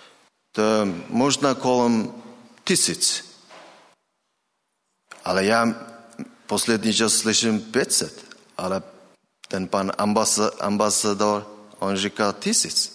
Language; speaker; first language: Czech; non-native, learner; Mongolian